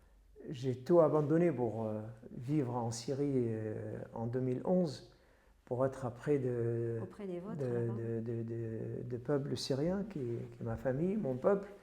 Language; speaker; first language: French; non-native, fluent; Arabic